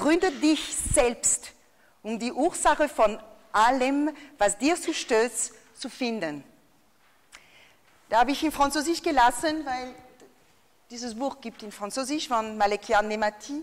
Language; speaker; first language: German; non-native, fluent; French